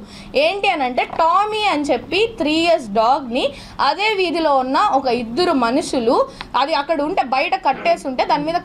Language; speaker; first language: Telugu; native; Telugu